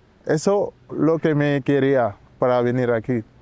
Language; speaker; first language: Spanish; non-native, learner; Wolof